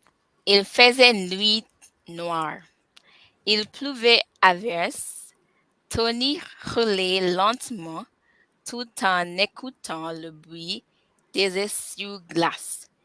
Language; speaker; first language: French; non-native, learner; English